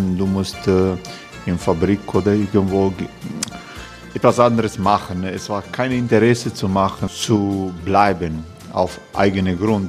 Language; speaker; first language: German; non-native, fluent; Croatian